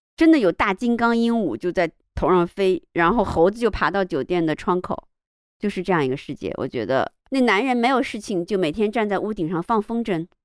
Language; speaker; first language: Chinese; native; Chinese